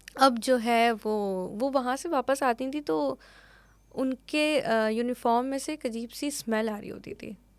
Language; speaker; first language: Urdu; native; Urdu